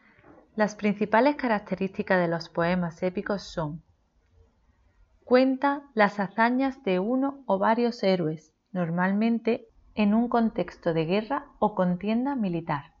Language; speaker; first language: Spanish; native; Spanish